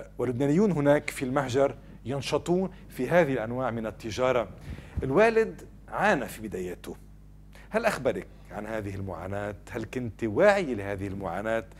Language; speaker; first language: Arabic; native; Arabic